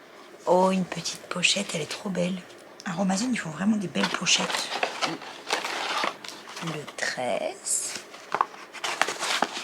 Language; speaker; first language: French; native; French